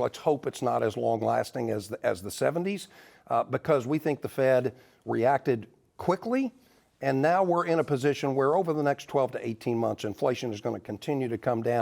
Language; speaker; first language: English; native; English